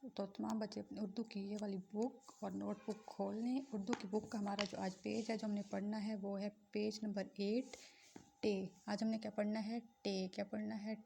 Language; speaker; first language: Urdu; non-native, local second language; Punjabi